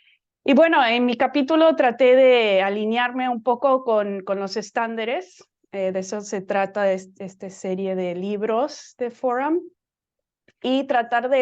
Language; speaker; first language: Spanish; non-native, fluent; English